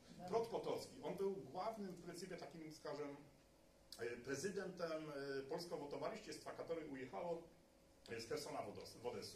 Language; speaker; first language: Polish; non-native, learner; Russian